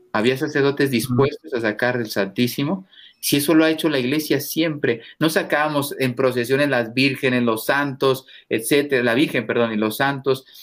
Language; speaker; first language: Spanish; native; Spanish